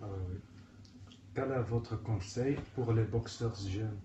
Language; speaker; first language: French; non-native, learner; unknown